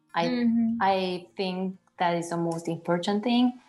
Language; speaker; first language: English; non-native, fluent; Korean